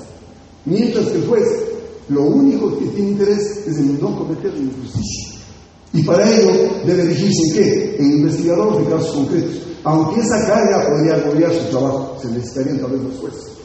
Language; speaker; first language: Spanish; native; Spanish